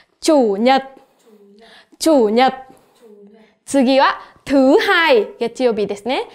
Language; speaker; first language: Japanese; non-native, fluent; Vietnamese